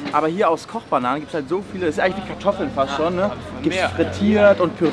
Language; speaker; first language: German; native; German